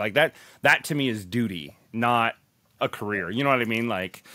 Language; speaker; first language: English; native; English